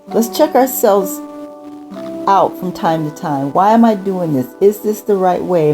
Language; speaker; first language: English; native; English